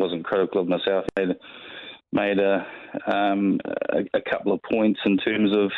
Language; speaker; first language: English; native; English